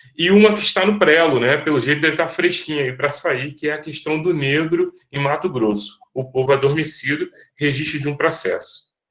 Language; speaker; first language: Portuguese; native; Portuguese